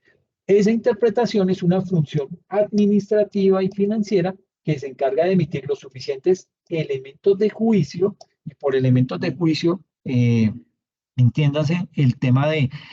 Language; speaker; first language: Spanish; native; Spanish